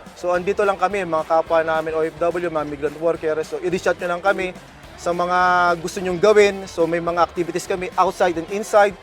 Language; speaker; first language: Filipino; non-native, local second language; Bikol